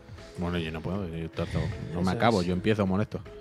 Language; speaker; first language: Spanish; native; Spanish